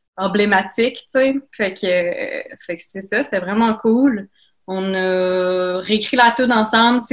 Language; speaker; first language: French; native; French